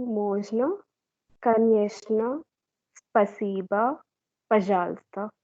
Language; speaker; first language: Russian; non-native, learner; Hindi